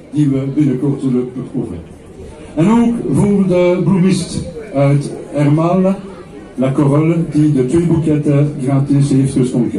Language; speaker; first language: Dutch; non-native, local second language; French